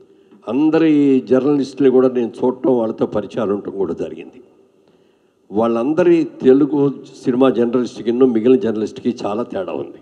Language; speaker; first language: Telugu; native; Telugu